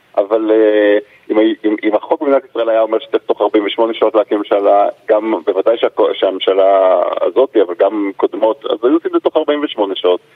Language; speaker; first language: Hebrew; native; Hebrew